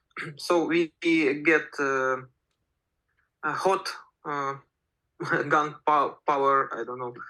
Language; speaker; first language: English; non-native, learner; Russian